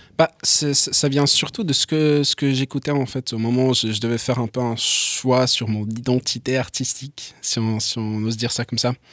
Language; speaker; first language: French; early bilingual, other home language; English